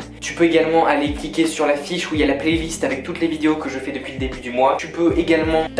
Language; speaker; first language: French; native; French